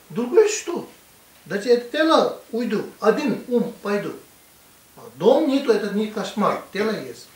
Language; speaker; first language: Russian; non-native, learner; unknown